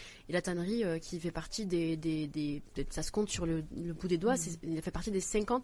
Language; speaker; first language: French; native; French